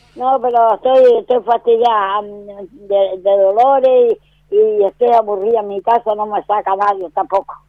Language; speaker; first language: Spanish; native; Spanish